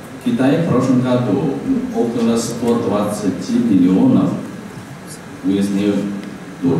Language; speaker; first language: Russian; non-native, fluent; Chinese